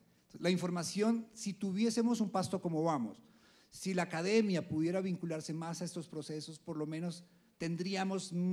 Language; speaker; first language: Spanish; native; Spanish